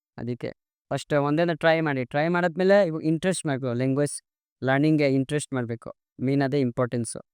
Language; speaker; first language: Kannada; non-native, learner; Assamese